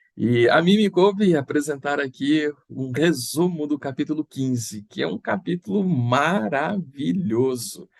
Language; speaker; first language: Portuguese; native; Portuguese